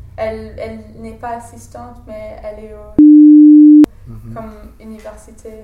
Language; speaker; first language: French; non-native, fluent; English